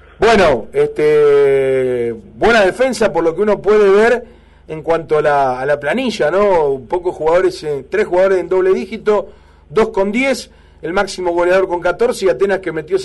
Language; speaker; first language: Spanish; native; Spanish